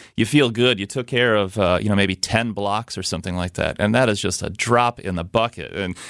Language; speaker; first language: English; native; English